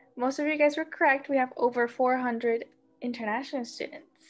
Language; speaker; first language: English; non-native, fluent; Spanish